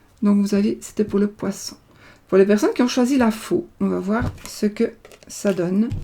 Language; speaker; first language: French; native; French